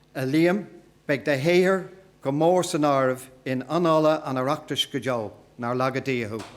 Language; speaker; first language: Irish; non-native, local second language; English